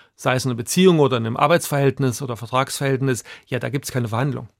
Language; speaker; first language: German; native; German